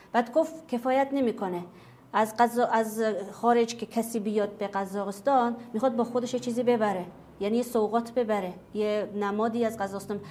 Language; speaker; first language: Persian; non-native, fluent; Kazakh